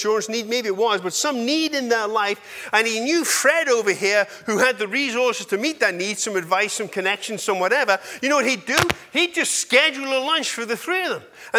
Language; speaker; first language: English; native; English